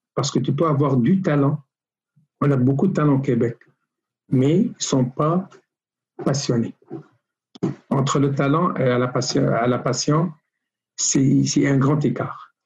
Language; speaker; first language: French; non-native, local second language; Arabic